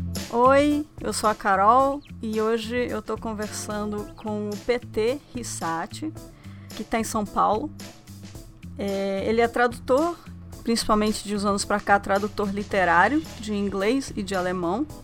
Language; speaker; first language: Portuguese; native; Portuguese